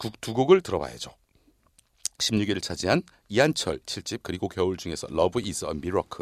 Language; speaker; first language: Korean; native; Korean